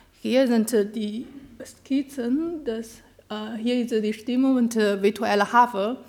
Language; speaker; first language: German; non-native, learner; Chinese